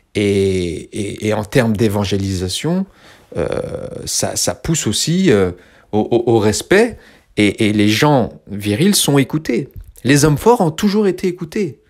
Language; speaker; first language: French; early bilingual, other home language; Kabyle